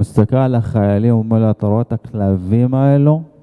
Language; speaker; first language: Hebrew; non-native, fluent; Arabic